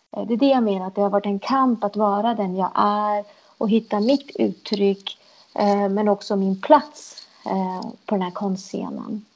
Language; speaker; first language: Swedish; early bilingual, other home language; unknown